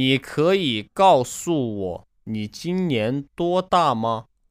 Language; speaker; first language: Chinese; non-native, learner; English